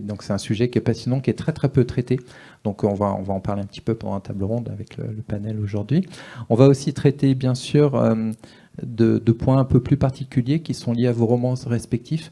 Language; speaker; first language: French; native; French